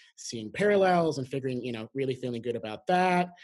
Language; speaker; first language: English; native; English